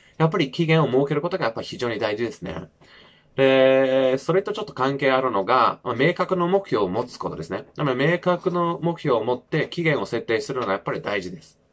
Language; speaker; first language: Japanese; non-native, fluent; English